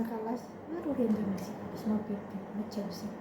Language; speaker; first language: Arabic; non-native, learner; Indonesian